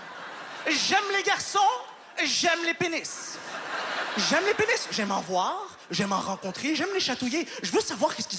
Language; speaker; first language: French; native; French